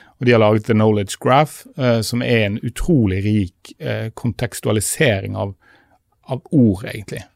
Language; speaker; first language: Norwegian; native; Norwegian